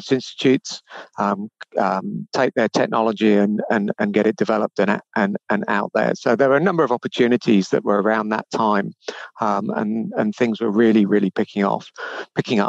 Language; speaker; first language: English; native; English